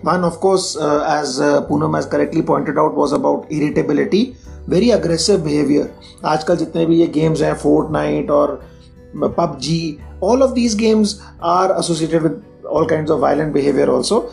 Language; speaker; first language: English; non-native, local second language; Hindi